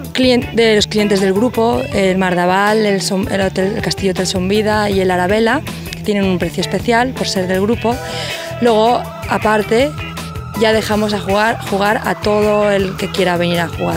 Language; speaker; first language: Spanish; native; Spanish